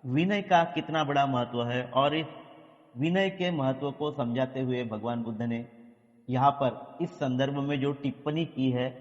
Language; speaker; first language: Hindi; non-native, local second language; Marathi